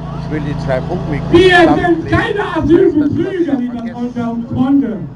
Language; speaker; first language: German; non-native, learner; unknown